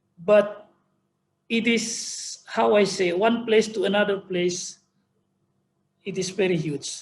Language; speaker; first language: English; non-native, fluent; Indonesian